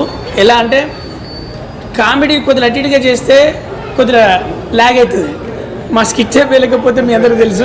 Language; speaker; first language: Telugu; native; Telugu